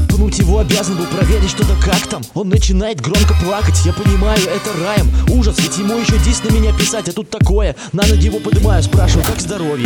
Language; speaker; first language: Russian; native; Russian